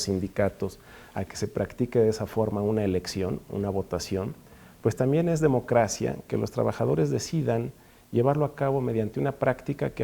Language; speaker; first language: Spanish; native; Spanish